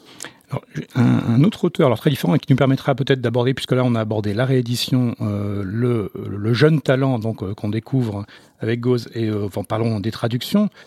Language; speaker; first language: French; native; French